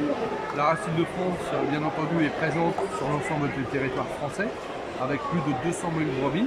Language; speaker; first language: French; native; French